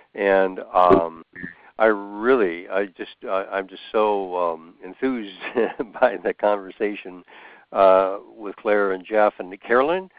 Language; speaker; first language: English; native; English